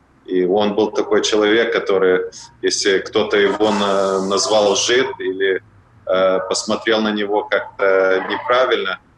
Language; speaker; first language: Russian; early bilingual, heritage; Russian